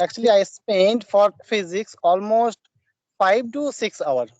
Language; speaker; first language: English; non-native, learner; Bangla